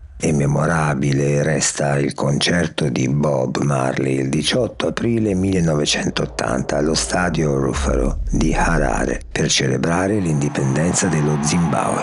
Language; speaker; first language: Italian; native; Italian